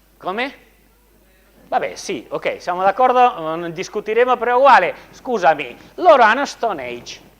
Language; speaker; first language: Italian; non-native, fluent; Spanish